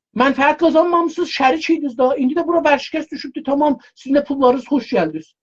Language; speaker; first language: Azerbaijani; native; Azerbaijani